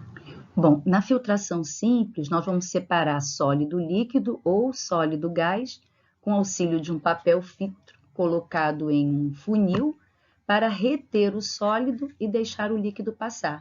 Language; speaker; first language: Portuguese; native; Portuguese